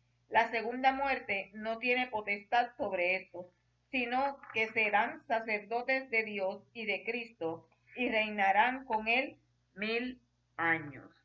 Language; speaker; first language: Spanish; native; Spanish